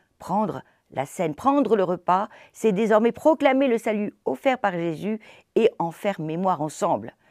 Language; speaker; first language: French; native; French